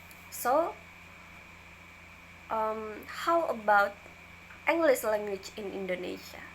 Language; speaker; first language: English; non-native, learner; Indonesian